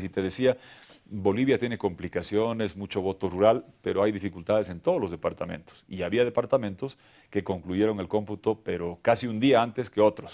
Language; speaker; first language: Spanish; native; Spanish